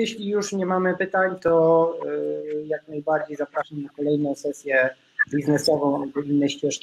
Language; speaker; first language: Polish; native; Polish